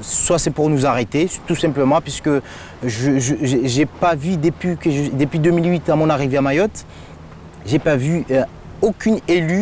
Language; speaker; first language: French; non-native, local second language; Comorian